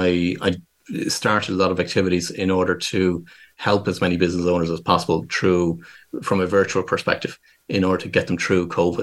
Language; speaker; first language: English; native; English